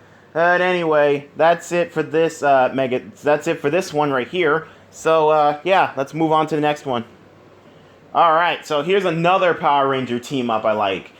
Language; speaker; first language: English; native; English